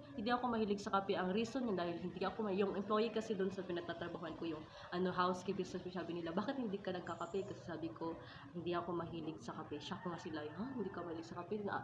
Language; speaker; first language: Filipino; non-native, local second language; Cebuano